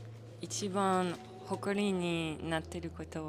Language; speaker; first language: Japanese; non-native, fluent; French